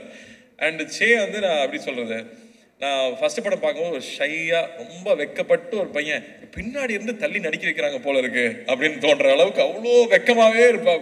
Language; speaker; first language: Tamil; native; Tamil